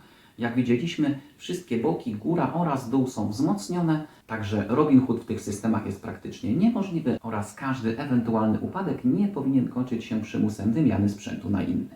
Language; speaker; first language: Polish; native; Polish